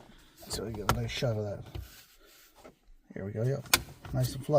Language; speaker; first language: English; native; English